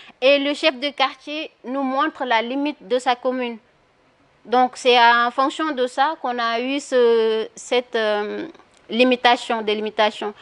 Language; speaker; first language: French; non-native, local second language; Wolof